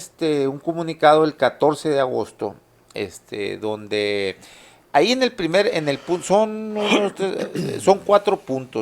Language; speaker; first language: Spanish; native; Spanish